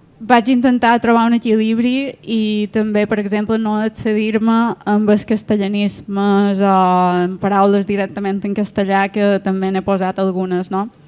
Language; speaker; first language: Catalan; native; Catalan